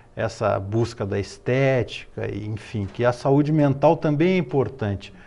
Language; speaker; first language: Portuguese; native; Portuguese